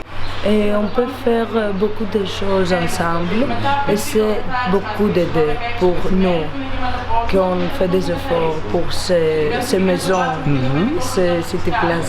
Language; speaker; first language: French; non-native, learner; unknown